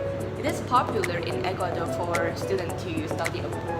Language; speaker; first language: English; non-native, fluent; Chinese